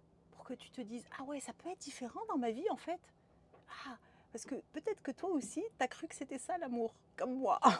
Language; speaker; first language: French; native; French